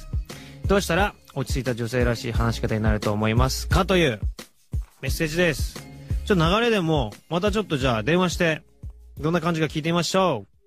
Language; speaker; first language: Japanese; native; Japanese